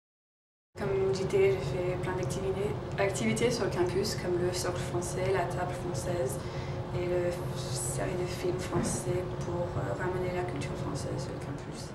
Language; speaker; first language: French; non-native, fluent; English